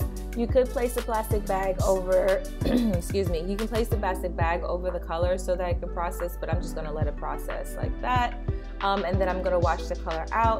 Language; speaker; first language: English; native; English